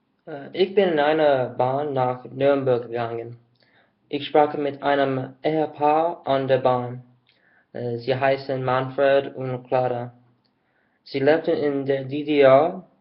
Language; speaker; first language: German; non-native, learner; English